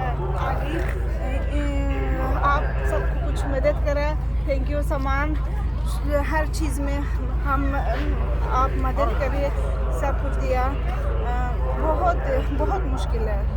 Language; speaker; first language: Hindi; non-native, learner; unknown